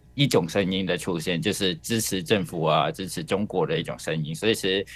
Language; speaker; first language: Chinese; non-native, local second language; Cantonese